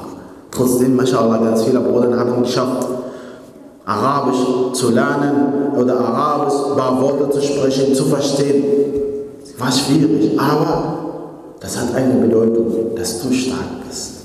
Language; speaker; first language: German; non-native, fluent; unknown